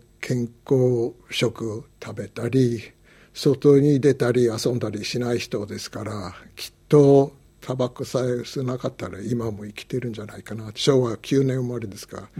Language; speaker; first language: Japanese; non-native, fluent; English